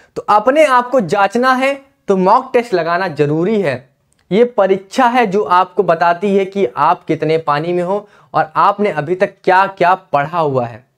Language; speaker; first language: Hindi; native; Hindi